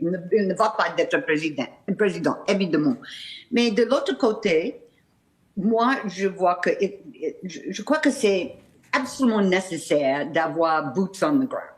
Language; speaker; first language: French; non-native, fluent; English